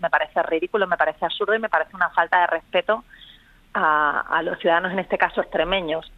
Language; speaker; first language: Spanish; native; Spanish